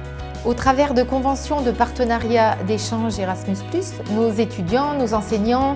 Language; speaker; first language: French; native; French